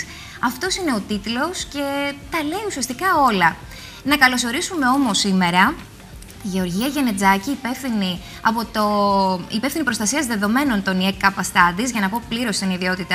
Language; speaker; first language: Greek; native; Greek